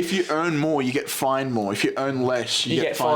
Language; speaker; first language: English; native; English